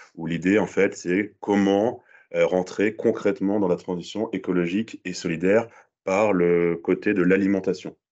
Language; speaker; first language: French; native; French